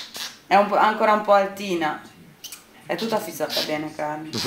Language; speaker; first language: Italian; native; Italian